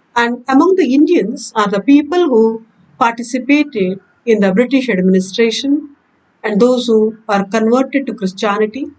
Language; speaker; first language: English; non-native, local second language; Kannada